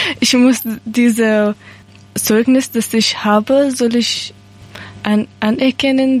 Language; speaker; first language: German; non-native, learner; Persian